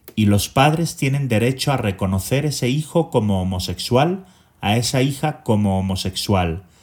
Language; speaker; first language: Spanish; native; Spanish